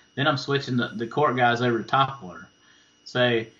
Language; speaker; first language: English; native; English